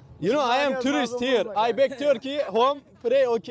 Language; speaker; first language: English; non-native, learner; Turkish